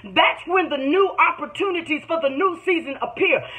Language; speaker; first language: English; native; English